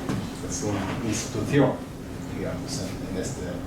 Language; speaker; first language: Spanish; non-native, fluent; Swedish